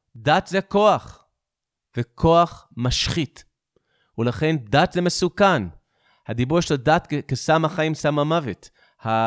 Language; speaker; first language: Hebrew; non-native, fluent; English